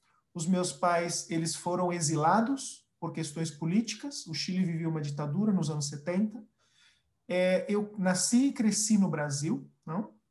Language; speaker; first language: Portuguese; early bilingual, other home language; Spanish